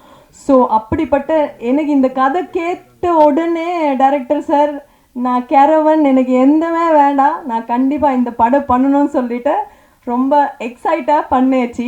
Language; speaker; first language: Tamil; non-native, fluent; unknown